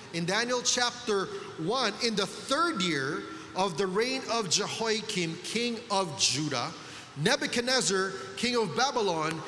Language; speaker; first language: English; non-native, local second language; Filipino